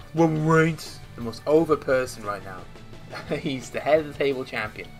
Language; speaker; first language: English; native; English